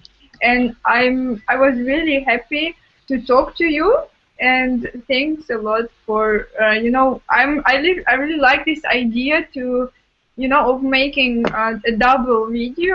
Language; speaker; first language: English; non-native, fluent; Russian